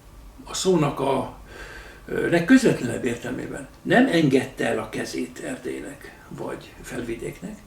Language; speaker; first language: Hungarian; native; Hungarian